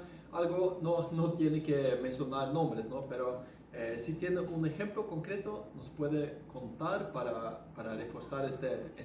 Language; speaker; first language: Spanish; non-native, fluent; Norwegian